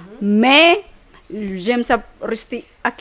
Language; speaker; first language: French; non-native, fluent; Filipino